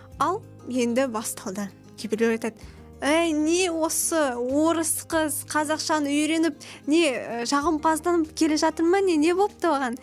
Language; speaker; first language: Kazakh; non-native, local second language; Russian